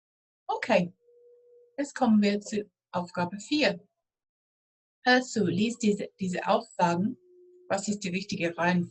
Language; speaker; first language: German; non-native, fluent; English